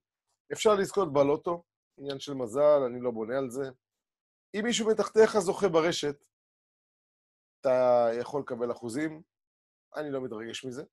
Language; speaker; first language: Hebrew; native; Hebrew